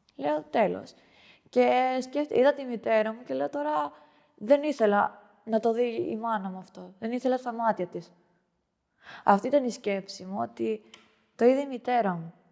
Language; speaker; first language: Greek; early bilingual, other home language; Albanian